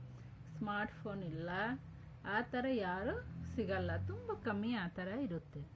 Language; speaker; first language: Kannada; non-native, fluent; Hindi